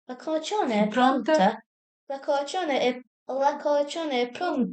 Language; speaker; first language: Italian; non-native, learner; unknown